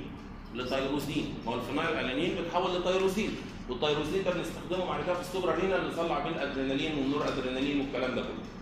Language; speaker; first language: Arabic; native; Arabic